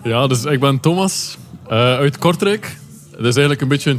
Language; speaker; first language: Dutch; native; Dutch